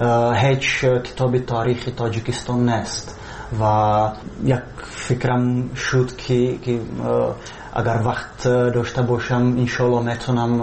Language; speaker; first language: Persian; non-native, fluent; Czech